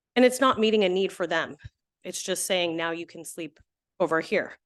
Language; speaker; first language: English; native; English